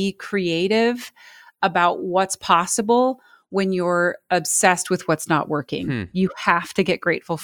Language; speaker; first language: English; native; English